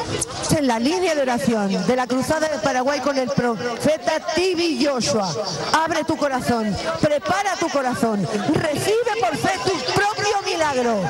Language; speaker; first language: Spanish; native; Spanish